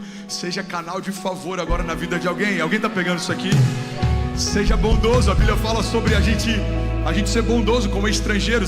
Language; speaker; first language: Portuguese; native; Portuguese